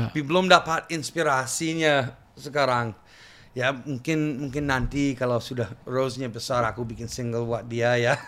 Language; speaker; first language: Indonesian; non-native, fluent; English